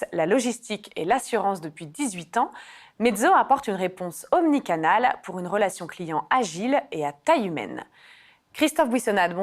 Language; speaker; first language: French; native; French